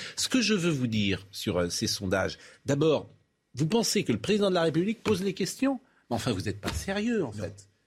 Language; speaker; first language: French; native; French